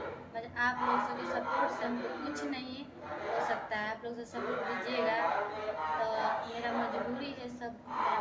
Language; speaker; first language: Hindi; non-native, local second language; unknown